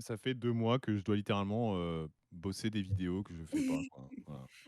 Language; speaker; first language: French; native; French